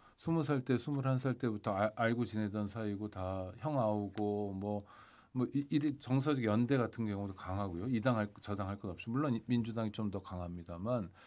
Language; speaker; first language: Korean; native; Korean